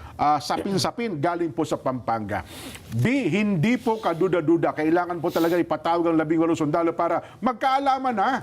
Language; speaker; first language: Filipino; native; Filipino